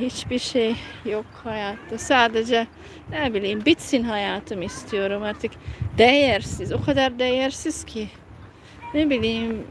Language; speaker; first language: Turkish; non-native, fluent; Hungarian